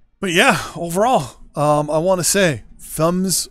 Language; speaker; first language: English; native; English